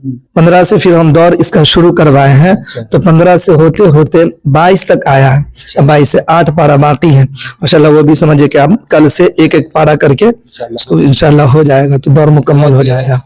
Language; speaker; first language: Urdu; native; Urdu